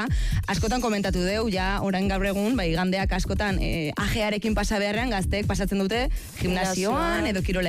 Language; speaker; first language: Basque; native; Basque